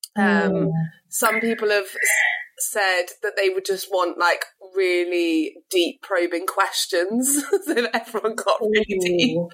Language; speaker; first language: English; native; English